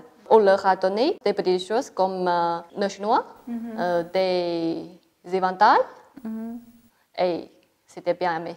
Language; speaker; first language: French; non-native, fluent; Chinese